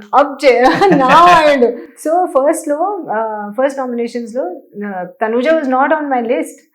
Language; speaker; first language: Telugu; non-native, learner; Hindi